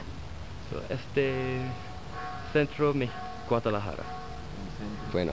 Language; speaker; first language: Spanish; non-native, learner; English